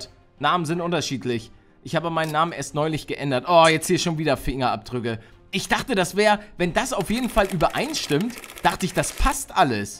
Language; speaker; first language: German; native; German